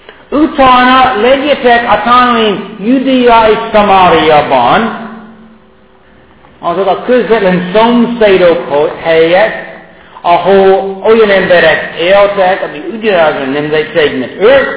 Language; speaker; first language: Hungarian; non-native, fluent; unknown